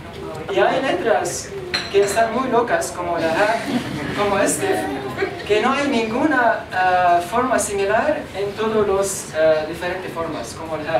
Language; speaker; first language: Spanish; non-native, learner; Arabic